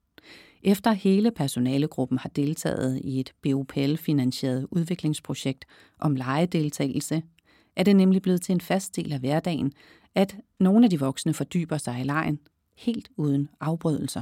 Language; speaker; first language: Danish; native; Danish